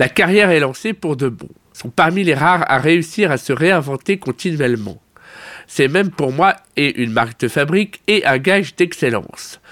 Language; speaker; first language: French; native; French